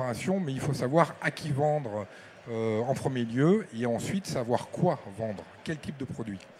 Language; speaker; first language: French; native; French